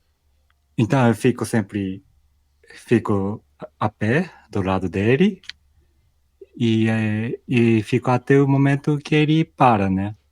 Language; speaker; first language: Portuguese; non-native, fluent; Japanese